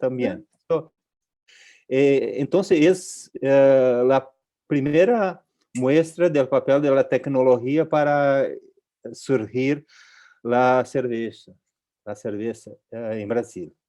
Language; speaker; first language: Spanish; non-native, local second language; Portuguese